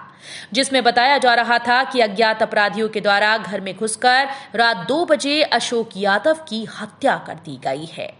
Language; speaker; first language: Hindi; native; Hindi